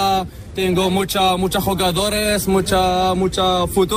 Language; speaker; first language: Spanish; non-native, learner; Arabic